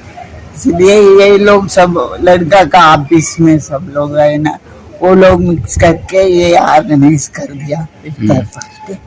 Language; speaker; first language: Hindi; non-native, local second language; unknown